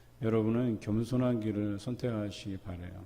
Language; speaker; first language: Korean; native; Korean